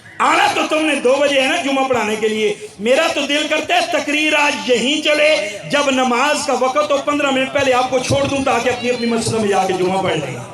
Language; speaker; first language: Urdu; non-native, local second language; Pashto